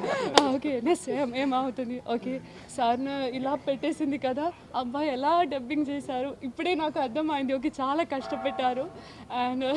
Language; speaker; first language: Telugu; non-native, learner; Malayalam